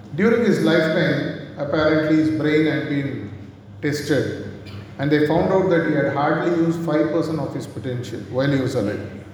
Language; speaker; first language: English; non-native, local second language; Tamil